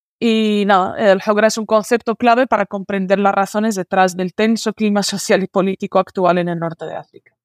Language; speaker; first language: Spanish; early bilingual, other home language; Arabic